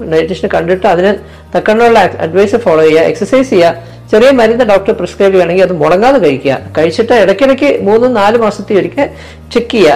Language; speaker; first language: Malayalam; native; Malayalam